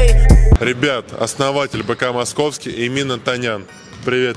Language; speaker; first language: Russian; native; Russian